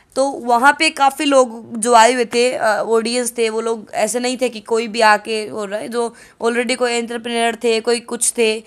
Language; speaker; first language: Hindi; native; Hindi